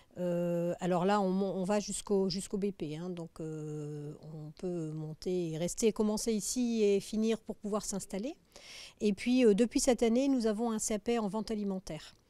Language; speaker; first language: French; native; French